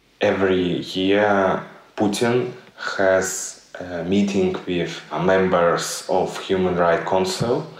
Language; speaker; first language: English; non-native, learner; Russian